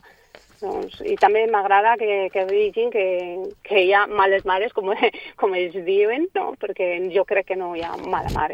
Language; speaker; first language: Catalan; non-native, local second language; Spanish